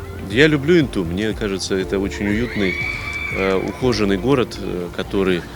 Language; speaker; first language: Russian; native; Russian